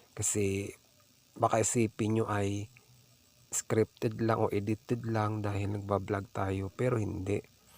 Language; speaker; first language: Filipino; non-native, local second language; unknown